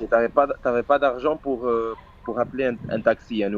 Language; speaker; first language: French; non-native, fluent; Portuguese